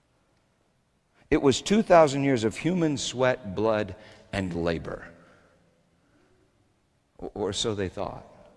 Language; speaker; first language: English; native; English